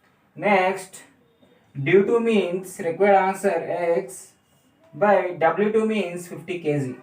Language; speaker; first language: English; non-native, local second language; Telugu